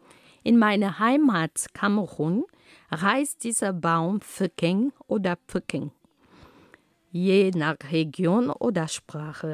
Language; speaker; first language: German; non-native, fluent; Ghomala